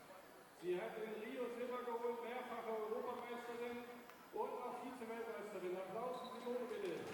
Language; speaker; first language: German; native; German